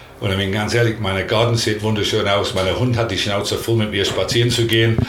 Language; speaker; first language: German; non-native, learner; English